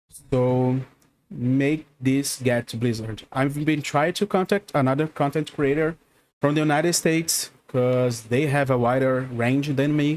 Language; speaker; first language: English; non-native, fluent; Portuguese